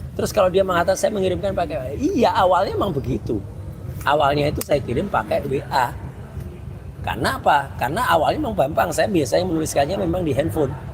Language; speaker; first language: Indonesian; native; Indonesian